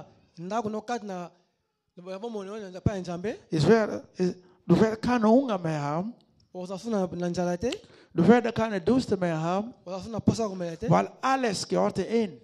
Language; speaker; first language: German; non-native, learner; Lingala